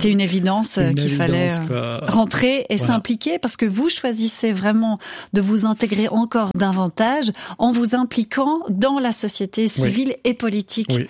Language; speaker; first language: French; native; French